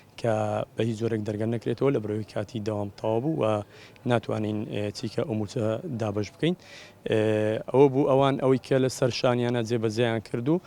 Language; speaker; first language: Central Kurdish; native; Central Kurdish